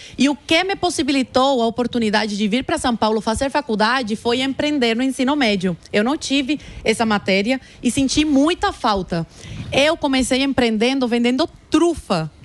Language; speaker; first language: Portuguese; early bilingual, other home language; Spanish